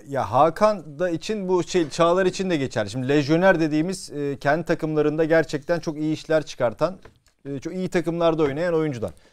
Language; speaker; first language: Turkish; native; Turkish